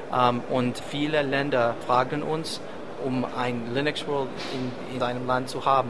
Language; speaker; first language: German; non-native, learner; English